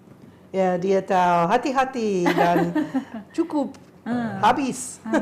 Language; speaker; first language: Indonesian; non-native, learner; English